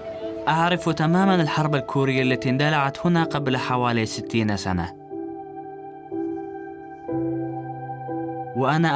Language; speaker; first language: Arabic; native; Arabic